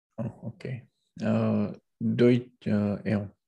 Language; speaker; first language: German; non-native, learner; Czech